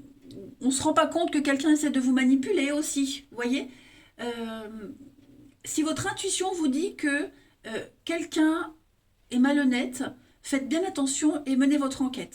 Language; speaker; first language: French; native; French